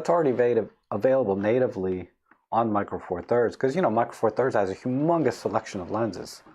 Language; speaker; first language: English; native; English